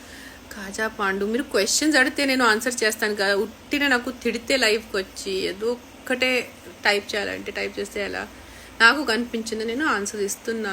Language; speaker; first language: Telugu; non-native, local second language; Marathi